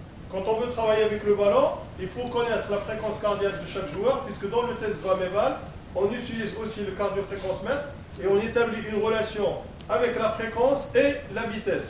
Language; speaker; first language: French; non-native, local second language; Arabic